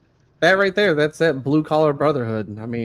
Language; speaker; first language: English; native; English